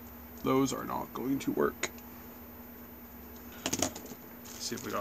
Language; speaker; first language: English; native; English